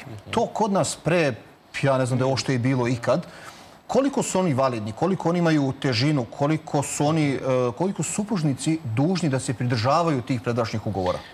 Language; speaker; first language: Serbian; native; Serbian